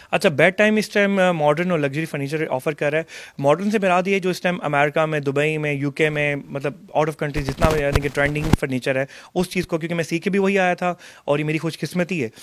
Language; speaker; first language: Urdu; non-native, local second language; Punjabi